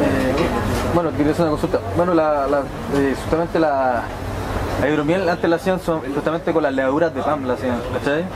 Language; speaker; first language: Spanish; native; Spanish